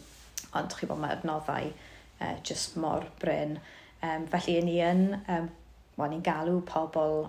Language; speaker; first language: Welsh; native; Welsh